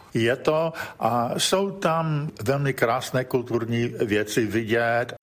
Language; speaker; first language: Czech; early bilingual, heritage; English